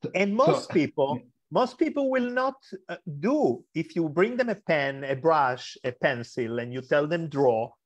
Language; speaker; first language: English; early bilingual, other home language; Spanish